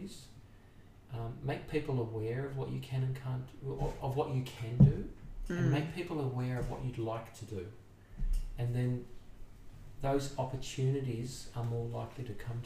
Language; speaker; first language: English; native; English